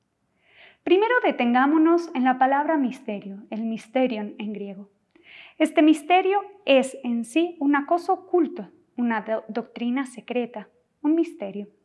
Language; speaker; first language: Spanish; native; Spanish